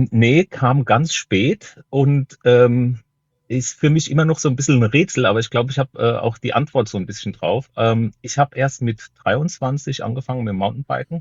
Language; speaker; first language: German; native; German